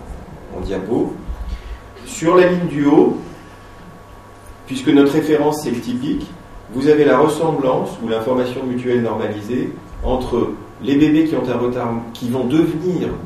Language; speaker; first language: French; native; French